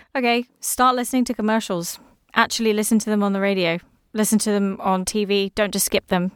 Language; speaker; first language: English; native; English